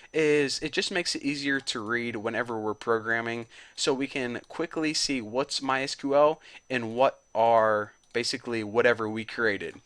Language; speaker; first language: English; native; English